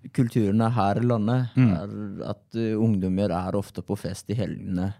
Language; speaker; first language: Norwegian; non-native, fluent; Persian